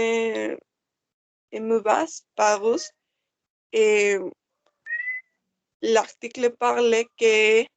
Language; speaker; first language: French; non-native, learner; Spanish